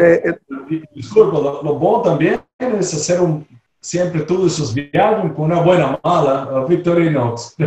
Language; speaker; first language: Portuguese; non-native, fluent; Spanish